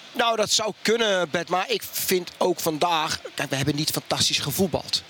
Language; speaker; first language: Dutch; native; Dutch